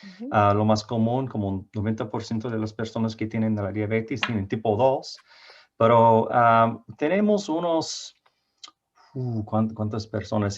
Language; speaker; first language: Spanish; non-native, fluent; English